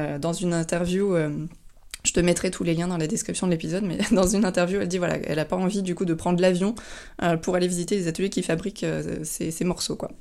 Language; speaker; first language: French; native; French